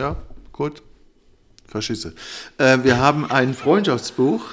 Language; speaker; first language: German; native; German